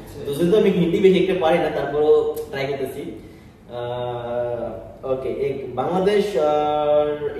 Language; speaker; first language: Hindi; non-native, learner; Bangla